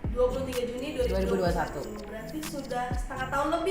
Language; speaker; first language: Indonesian; native; Indonesian